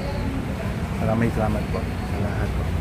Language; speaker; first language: Filipino; non-native, learner; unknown